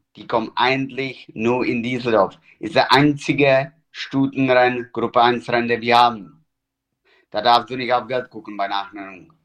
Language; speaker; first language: German; non-native, fluent; Italian